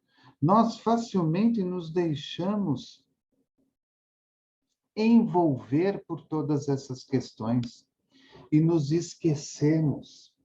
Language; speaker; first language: Portuguese; native; Portuguese